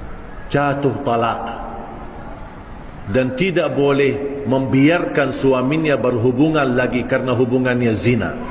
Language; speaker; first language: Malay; non-native, fluent; Arabic